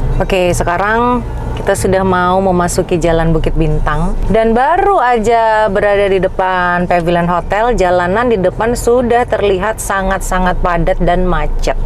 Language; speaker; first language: Indonesian; native; Indonesian